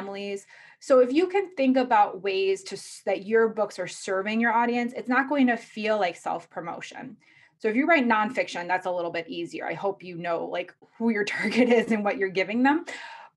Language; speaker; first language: English; native; English